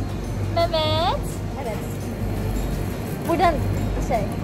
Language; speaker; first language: Turkish; non-native, fluent; Filipino